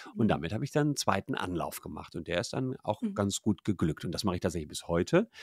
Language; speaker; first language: German; native; German